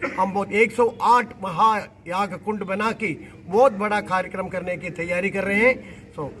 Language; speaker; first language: Hindi; non-native, local second language; Tamil